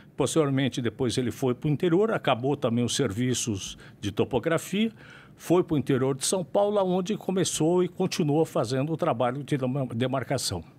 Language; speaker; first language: Portuguese; native; Portuguese